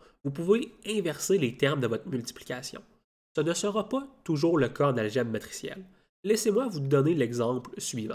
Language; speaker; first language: French; native; French